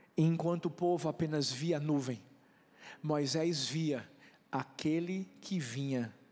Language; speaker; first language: Portuguese; native; Portuguese